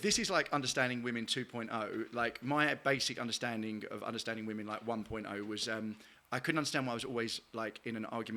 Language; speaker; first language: English; native; English